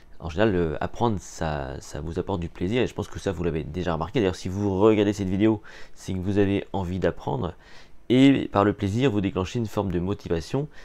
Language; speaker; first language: French; native; French